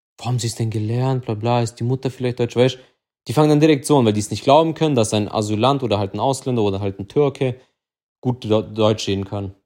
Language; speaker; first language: German; early bilingual, other home language; Russian